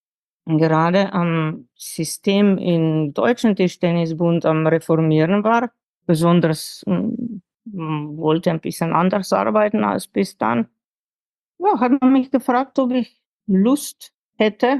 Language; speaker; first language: German; non-native, fluent; Slovenian